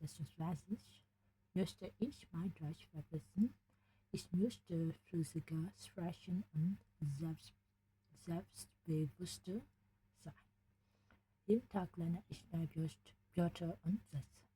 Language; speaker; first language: German; non-native, learner; Burmese